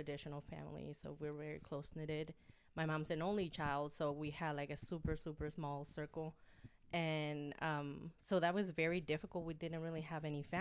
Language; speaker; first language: English; non-native, fluent; Spanish